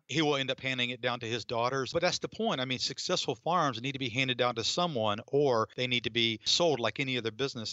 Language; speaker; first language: English; native; English